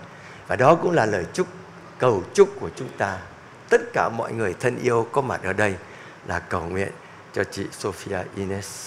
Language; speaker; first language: Vietnamese; native; Vietnamese